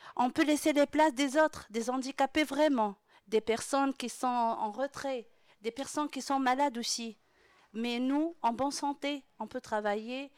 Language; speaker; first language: French; non-native, local second language; Arabic